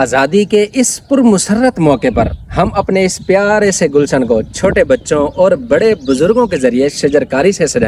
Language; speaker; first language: Urdu; native; Urdu